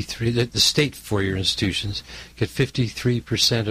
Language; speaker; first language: English; native; English